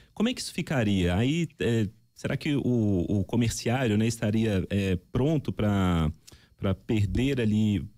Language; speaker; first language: Portuguese; native; Portuguese